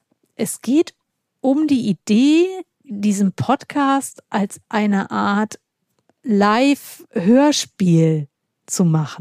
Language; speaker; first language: German; native; German